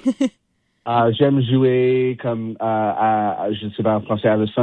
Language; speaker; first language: French; non-native, local second language; English